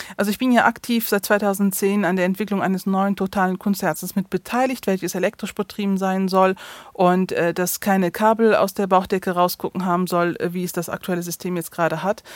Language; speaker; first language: German; early bilingual, other home language; Turkish